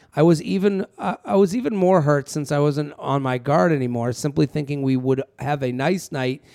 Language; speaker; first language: English; native; English